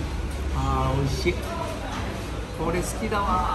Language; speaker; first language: Japanese; native; Japanese